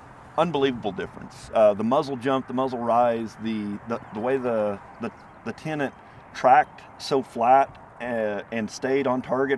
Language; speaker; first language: English; native; English